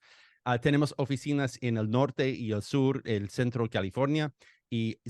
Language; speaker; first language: Spanish; non-native, fluent; English